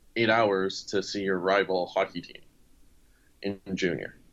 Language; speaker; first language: English; native; English